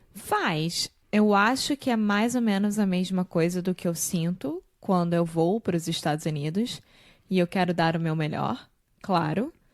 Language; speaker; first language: Portuguese; native; Portuguese